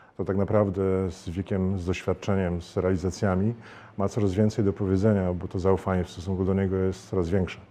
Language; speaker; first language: Polish; native; Polish